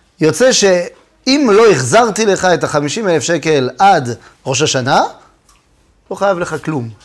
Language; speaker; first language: Hebrew; non-native, fluent; French